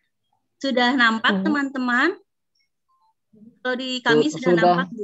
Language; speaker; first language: Indonesian; native; Indonesian